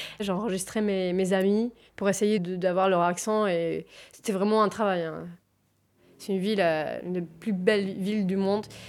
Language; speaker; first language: French; non-native, fluent; Spanish